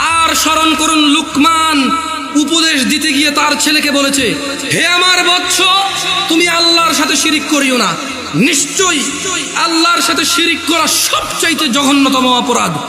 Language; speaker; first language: Bangla; early bilingual, heritage; Bangla